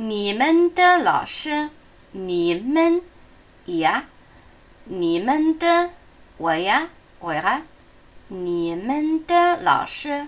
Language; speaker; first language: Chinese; non-native, fluent; Russian